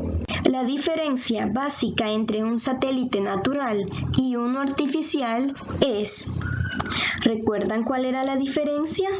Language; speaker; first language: Spanish; native; Spanish